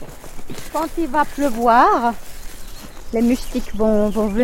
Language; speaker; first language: French; non-native, fluent; Finnish